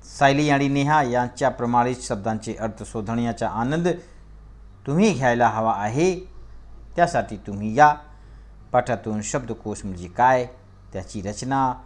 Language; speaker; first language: Marathi; non-native, local second language; Hindi